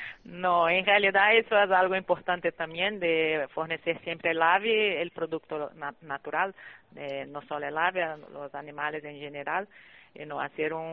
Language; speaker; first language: Spanish; non-native, fluent; Portuguese